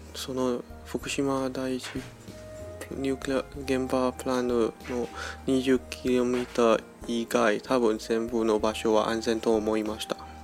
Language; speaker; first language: Japanese; non-native, learner; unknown